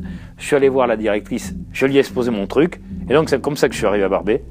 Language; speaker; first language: French; native; French